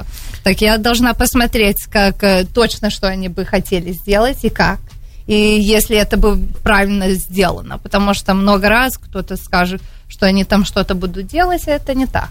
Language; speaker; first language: Russian; early bilingual, heritage; Russian